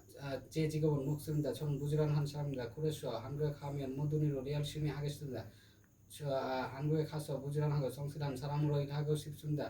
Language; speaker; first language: Korean; non-native, learner; Bangla